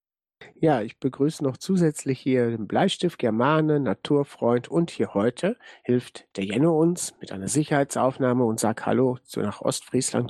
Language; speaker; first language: German; native; German